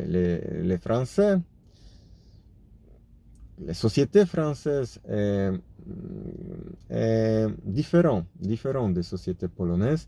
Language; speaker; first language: French; non-native, fluent; Polish